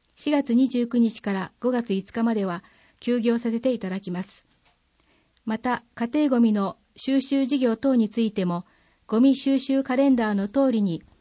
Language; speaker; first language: Japanese; native; Japanese